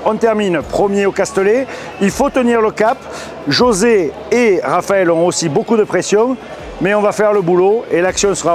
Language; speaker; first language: French; native; French